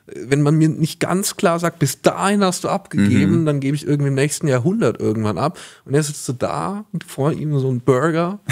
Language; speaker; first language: German; native; German